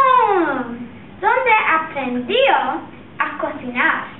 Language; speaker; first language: Spanish; non-native, learner; English